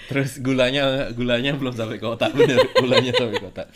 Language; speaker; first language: Indonesian; native; Indonesian